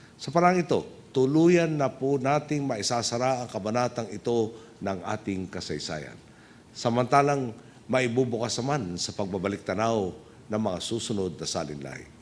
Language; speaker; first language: Filipino; native; Filipino